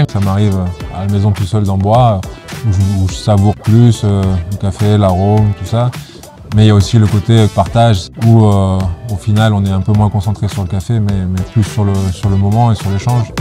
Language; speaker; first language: French; native; French